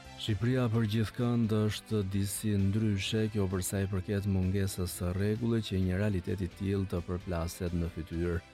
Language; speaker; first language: Albanian; native; Albanian